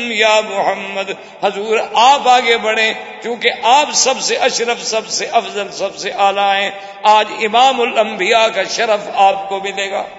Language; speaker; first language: Urdu; native; Urdu